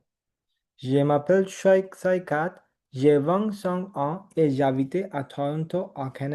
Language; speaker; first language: French; non-native, learner; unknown